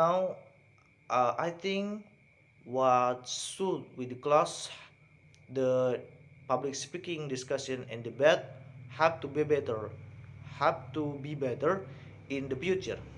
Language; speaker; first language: English; non-native, learner; Indonesian